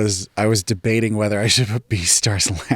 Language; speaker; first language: English; native; English